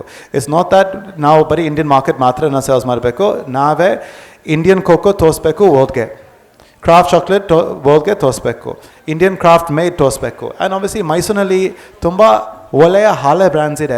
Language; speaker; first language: Kannada; non-native, fluent; English